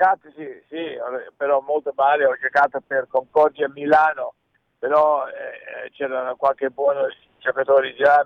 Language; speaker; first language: Italian; early bilingual, heritage; English